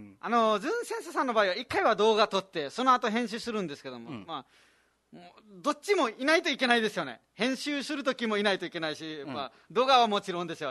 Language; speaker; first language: Japanese; non-native, fluent; Nepali